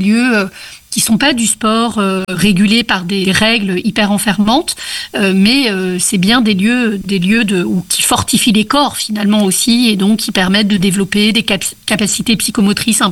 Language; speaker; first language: French; native; French